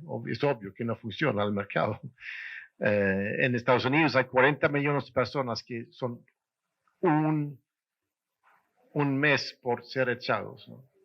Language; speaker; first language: Spanish; non-native, fluent; Swedish